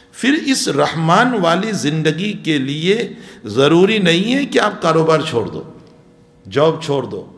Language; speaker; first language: Urdu; non-native, local second language; Gujarati